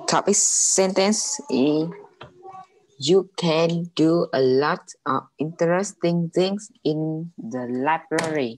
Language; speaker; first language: English; non-native, learner; Vietnamese